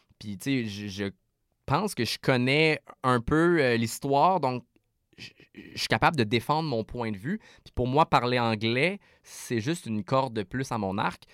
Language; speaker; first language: French; native; French